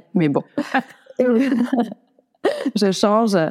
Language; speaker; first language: French; native; French